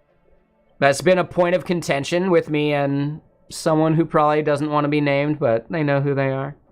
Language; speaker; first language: English; native; English